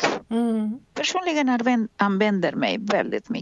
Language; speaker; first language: Swedish; non-native, fluent; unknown